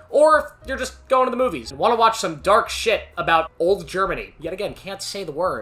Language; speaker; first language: English; native; English